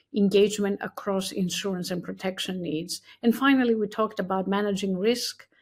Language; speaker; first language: English; non-native, fluent; Greek